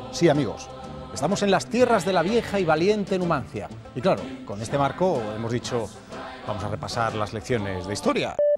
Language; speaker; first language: Spanish; native; Spanish